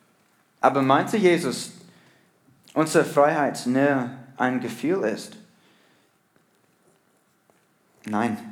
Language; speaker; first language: German; non-native, learner; English